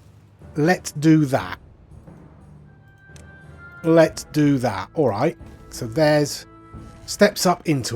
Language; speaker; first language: English; native; English